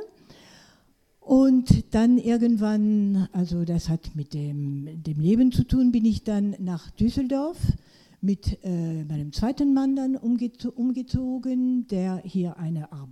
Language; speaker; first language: German; non-native, fluent; French